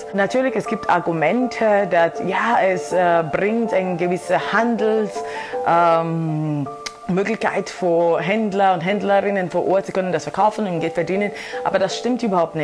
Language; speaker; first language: German; non-native, fluent; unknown